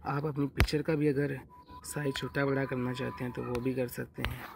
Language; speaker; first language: Urdu; non-native, local second language; Punjabi